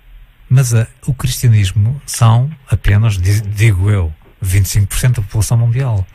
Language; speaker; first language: Portuguese; native; Portuguese